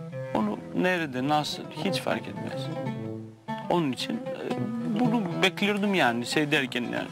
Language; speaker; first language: Turkish; non-native, fluent; Greek